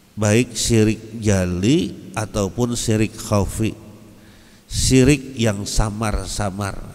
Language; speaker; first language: Indonesian; non-native, local second language; Banjar